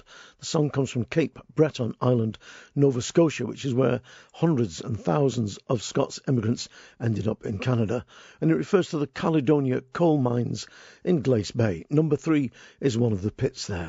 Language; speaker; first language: English; native; English